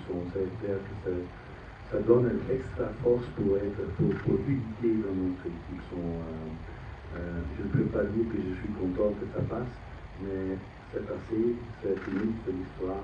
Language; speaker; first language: French; non-native, fluent; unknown